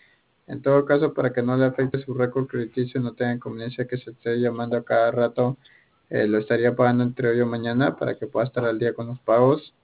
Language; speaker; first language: Spanish; native; Spanish